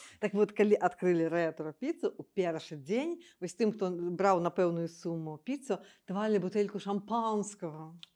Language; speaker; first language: Belarusian; native; Belarusian